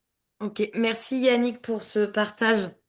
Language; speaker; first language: French; native; French